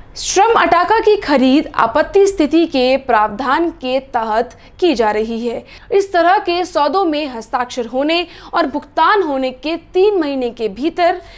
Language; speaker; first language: Hindi; native; Hindi